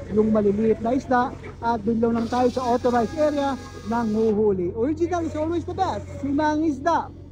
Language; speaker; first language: Filipino; native; Filipino